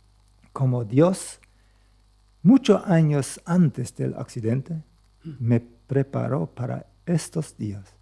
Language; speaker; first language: Spanish; non-native, local second language; Plautdietsch